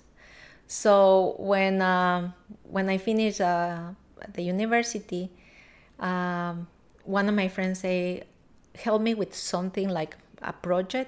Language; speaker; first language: English; non-native, learner; Spanish